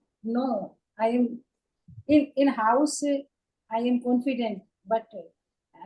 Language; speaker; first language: English; non-native, learner; Hindi